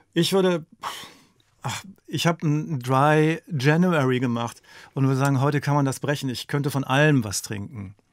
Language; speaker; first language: German; native; German